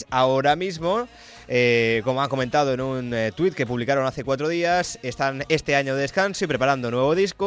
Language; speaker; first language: Spanish; native; Spanish